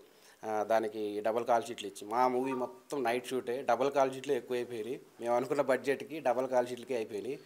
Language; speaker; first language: Telugu; native; Telugu